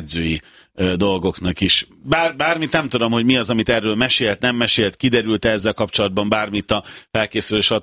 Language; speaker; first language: Hungarian; native; Hungarian